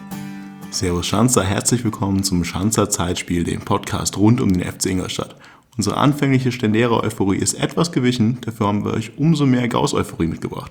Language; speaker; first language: German; native; German